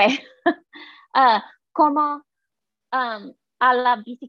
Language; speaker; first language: Spanish; non-native, learner; English